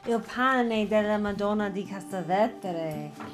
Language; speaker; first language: Italian; non-native, learner; English